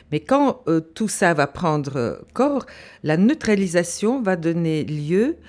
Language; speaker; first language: French; non-native, fluent; Bulgarian